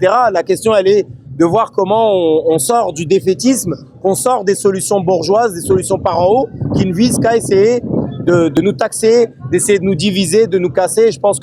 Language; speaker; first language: French; native; French